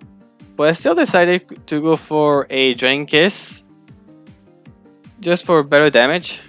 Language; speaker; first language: English; non-native, fluent; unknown